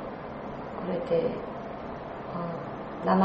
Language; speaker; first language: Japanese; non-native, learner; Korean